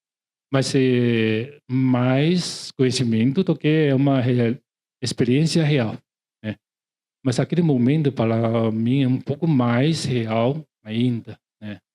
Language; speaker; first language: Portuguese; non-native, learner; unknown